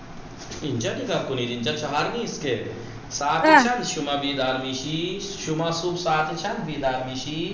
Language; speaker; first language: Persian; non-native, fluent; Urdu